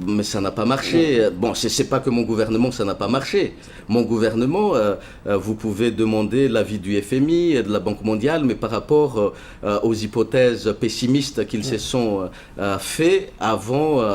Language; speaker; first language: French; non-native, local second language; Malagasy